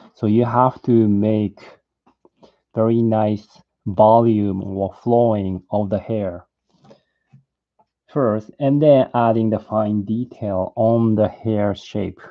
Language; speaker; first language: English; non-native, learner; Japanese